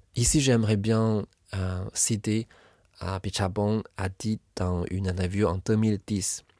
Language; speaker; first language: French; non-native, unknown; Chinese